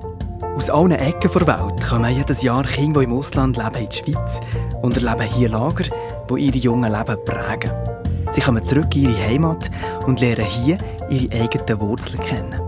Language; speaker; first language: German; native; German